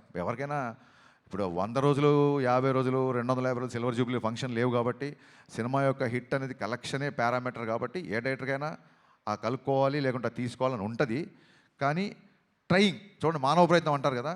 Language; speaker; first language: Telugu; native; Telugu